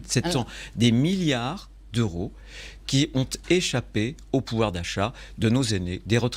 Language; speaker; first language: French; native; French